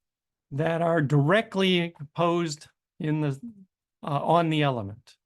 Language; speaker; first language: English; native; English